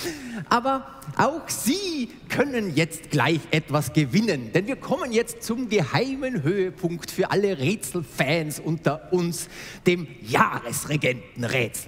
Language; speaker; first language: German; native; German